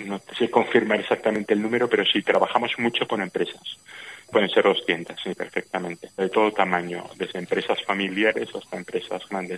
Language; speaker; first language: Spanish; native; Spanish